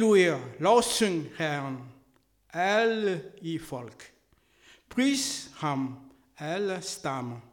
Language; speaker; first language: Danish; non-native, fluent; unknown